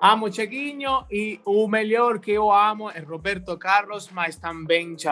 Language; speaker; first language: Portuguese; non-native, learner; Italian